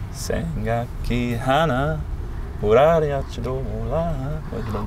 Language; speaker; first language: Korean; non-native, fluent; English